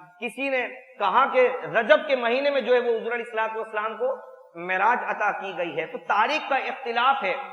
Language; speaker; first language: Urdu; native; Urdu